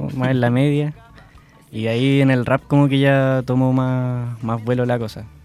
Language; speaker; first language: Spanish; native; Spanish